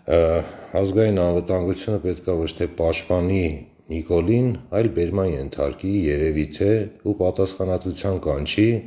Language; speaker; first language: Armenian; native; Armenian